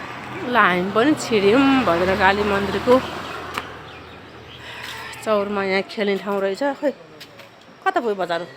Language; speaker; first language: Nepali; native; Nepali